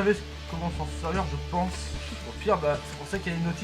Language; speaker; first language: French; native; French